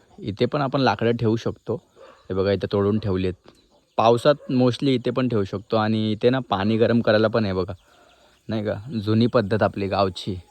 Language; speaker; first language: Marathi; native; Marathi